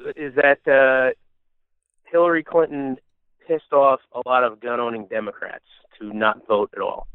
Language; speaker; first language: English; native; English